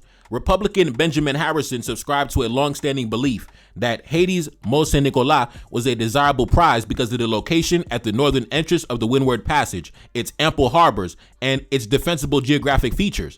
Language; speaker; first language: English; native; English